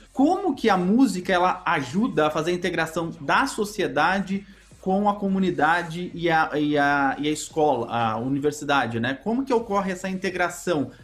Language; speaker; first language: Portuguese; native; Portuguese